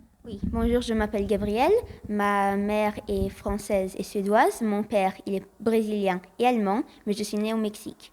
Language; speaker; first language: French; early bilingual, heritage; French